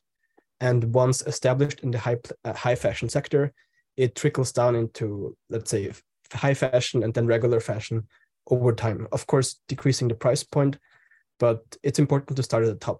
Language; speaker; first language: English; non-native, fluent; German